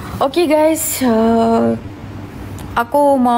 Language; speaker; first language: Indonesian; non-native, fluent; Russian